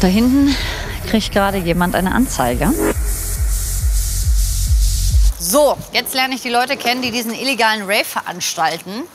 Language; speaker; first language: German; native; German